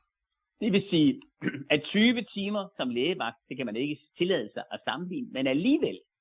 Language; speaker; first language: Danish; native; Danish